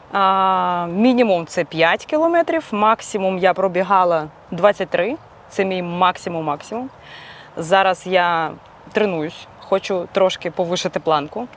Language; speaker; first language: Ukrainian; non-native, local second language; Russian